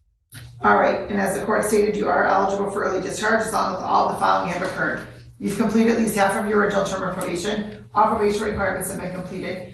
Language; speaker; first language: English; native; English